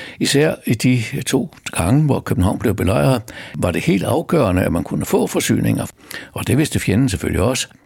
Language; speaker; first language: Danish; native; Danish